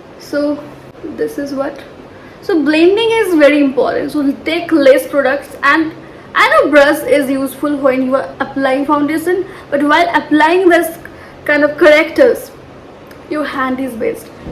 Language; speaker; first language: English; non-native, local second language; Bangla